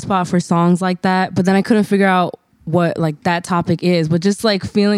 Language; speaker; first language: English; native; English